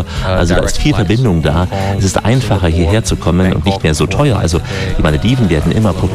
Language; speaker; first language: German; native; German